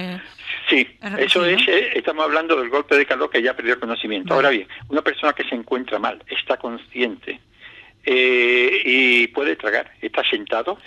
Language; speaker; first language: Spanish; native; Spanish